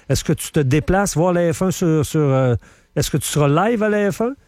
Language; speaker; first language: French; native; French